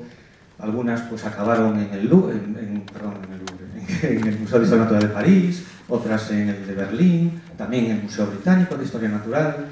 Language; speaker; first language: Spanish; native; Spanish